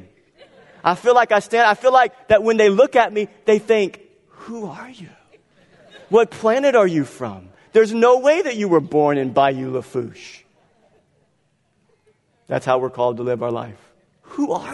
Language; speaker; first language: English; native; English